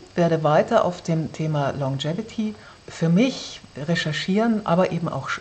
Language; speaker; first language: German; native; German